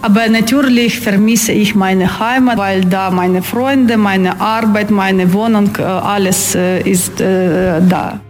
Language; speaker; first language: German; non-native, learner; Ukrainian